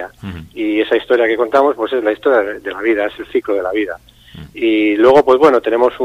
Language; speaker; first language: Spanish; native; Spanish